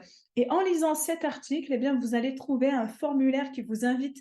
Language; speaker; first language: French; native; French